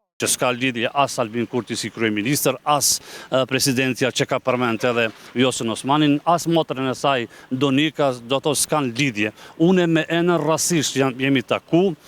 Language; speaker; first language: Albanian; non-native, local second language; Bosnian